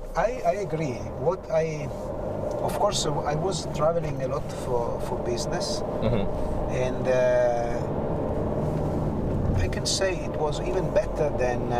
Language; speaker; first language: English; non-native, learner; Italian